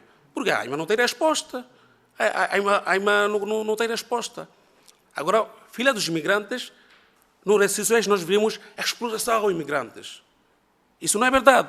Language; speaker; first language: Portuguese; non-native, learner; Bangla